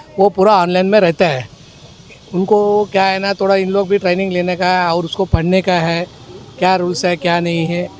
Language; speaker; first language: Hindi; non-native, local second language; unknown